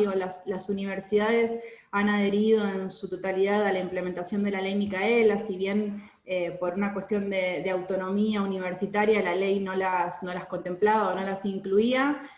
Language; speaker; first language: Spanish; native; Spanish